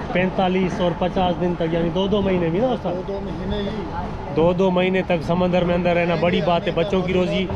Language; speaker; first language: Urdu; non-native, local second language; Sindhi